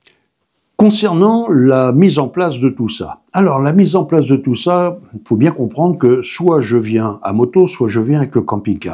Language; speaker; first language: French; native; French